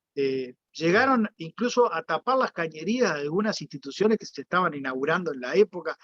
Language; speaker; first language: Spanish; native; Spanish